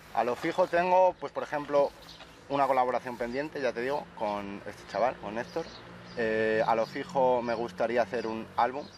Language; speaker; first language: Spanish; native; Spanish